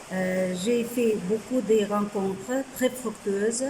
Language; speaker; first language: French; non-native, fluent; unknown